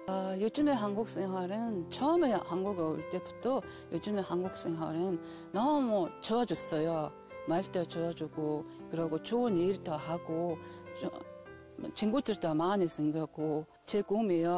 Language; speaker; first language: Korean; non-native, learner; Mongolian